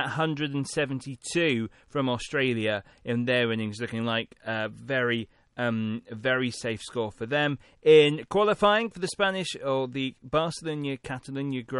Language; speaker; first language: English; native; English